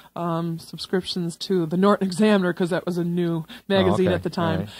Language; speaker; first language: English; native; English